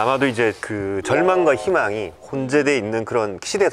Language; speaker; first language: Korean; native; Korean